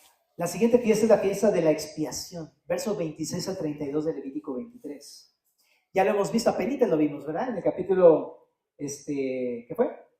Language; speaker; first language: Spanish; native; Spanish